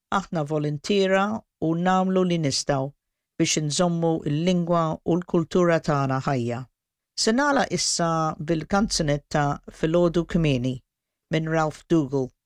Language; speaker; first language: Maltese; native; Maltese